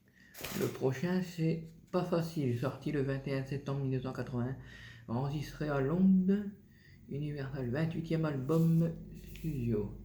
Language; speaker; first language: French; native; French